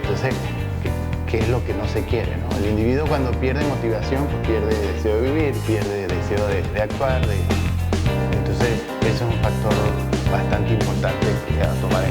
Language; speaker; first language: Spanish; native; Spanish